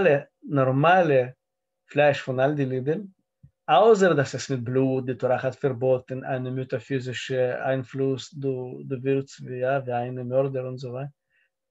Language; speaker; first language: German; non-native, learner; Russian